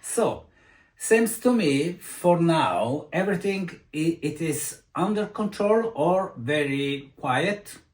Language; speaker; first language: English; non-native, learner; Italian